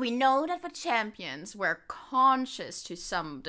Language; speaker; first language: English; non-native, fluent; German